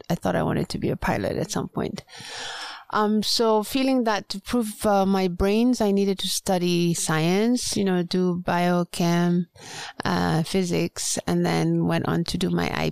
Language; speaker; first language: English; non-native, local second language; Swahili